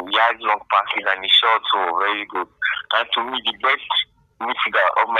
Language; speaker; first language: English; non-native, local second language; Yoruba